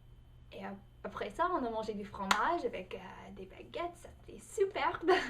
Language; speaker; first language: French; non-native, fluent; English